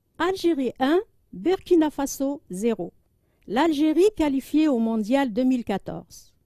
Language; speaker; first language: French; non-native, local second language; Arabic